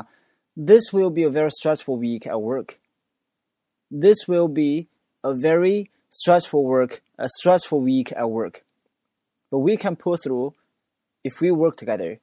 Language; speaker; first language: English; non-native, fluent; Chinese